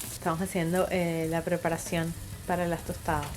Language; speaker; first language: Spanish; native; Spanish